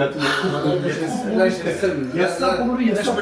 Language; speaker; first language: French; native; French